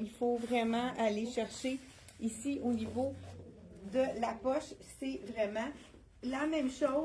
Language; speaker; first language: French; native; French